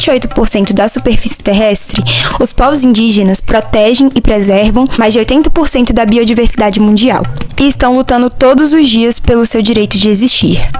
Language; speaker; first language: Portuguese; native; Portuguese